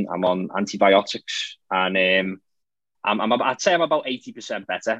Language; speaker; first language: English; native; English